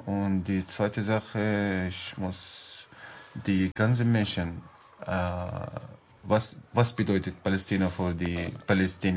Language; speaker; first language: German; non-native, learner; Arabic